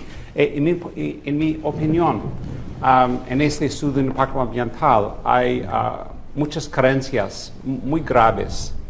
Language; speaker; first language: Spanish; non-native, fluent; English